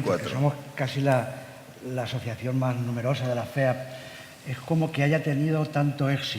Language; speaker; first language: Spanish; native; Spanish